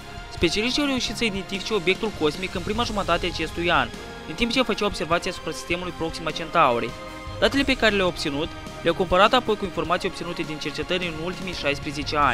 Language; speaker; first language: Romanian; native; Romanian